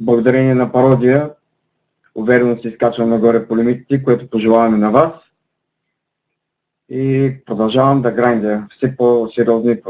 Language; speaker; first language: Bulgarian; native; Bulgarian